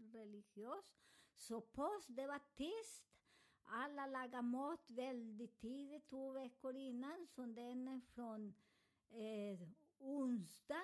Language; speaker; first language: Swedish; non-native, learner; Spanish